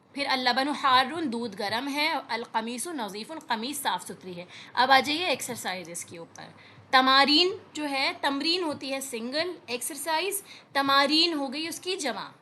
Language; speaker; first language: Urdu; native; Urdu